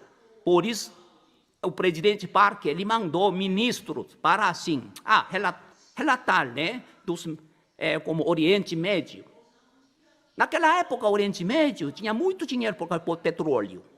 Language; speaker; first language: Portuguese; non-native, learner; Korean